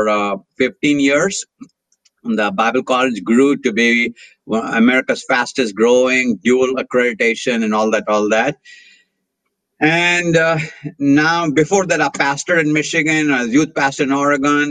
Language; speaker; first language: English; non-native, local second language; Hindi